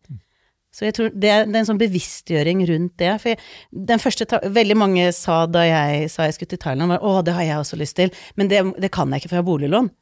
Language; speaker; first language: Norwegian; early bilingual, other home language; Icelandic